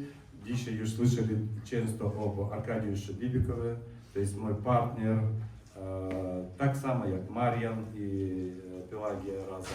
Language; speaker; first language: Polish; non-native, learner; Russian